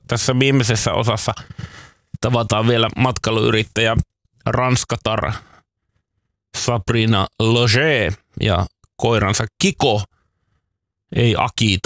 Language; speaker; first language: Finnish; native; Finnish